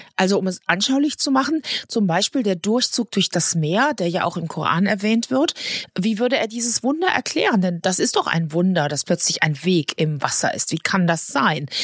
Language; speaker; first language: German; native; German